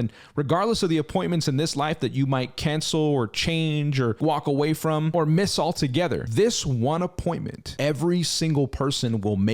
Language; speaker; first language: English; native; English